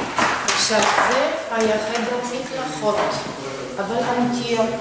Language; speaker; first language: Hebrew; non-native, fluent; Polish